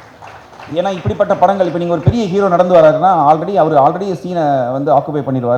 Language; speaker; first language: Tamil; native; Tamil